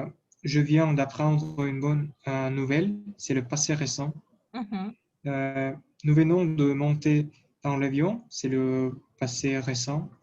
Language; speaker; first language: French; non-native, learner; Russian